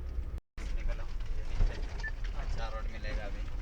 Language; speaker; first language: Hindi; non-native, local second language; Malayalam